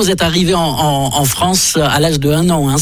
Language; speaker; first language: French; native; French